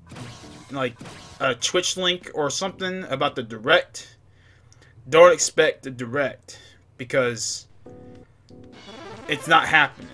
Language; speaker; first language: English; native; English